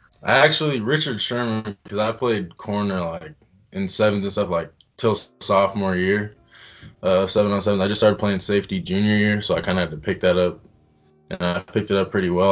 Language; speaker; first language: English; native; English